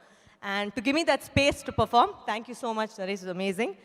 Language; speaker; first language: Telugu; non-native, local second language; Tamil